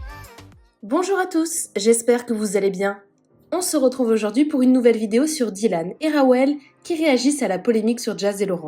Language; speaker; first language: French; native; French